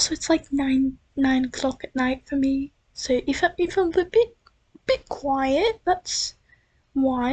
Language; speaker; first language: English; native; English